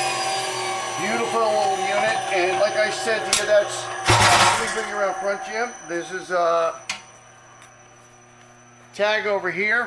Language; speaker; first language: English; native; English